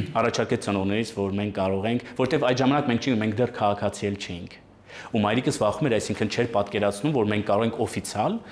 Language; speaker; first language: Armenian; early bilingual, heritage; Armenian